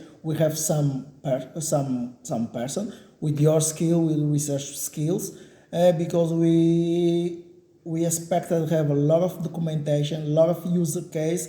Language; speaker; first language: English; non-native, learner; Portuguese